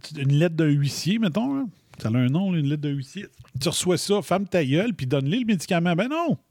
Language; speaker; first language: French; native; French